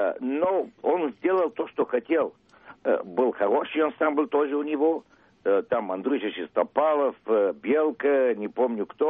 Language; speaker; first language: Russian; early bilingual, heritage; Russian